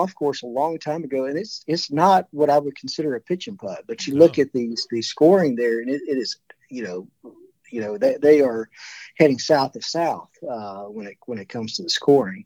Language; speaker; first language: English; native; English